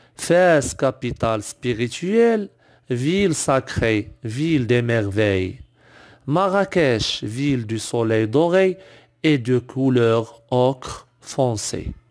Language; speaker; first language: French; non-native, local second language; Arabic